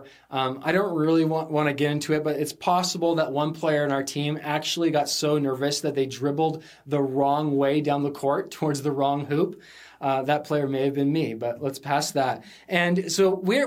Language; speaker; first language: English; native; English